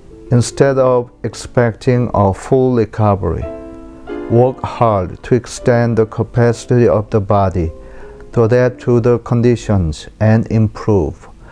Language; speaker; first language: English; non-native, fluent; Korean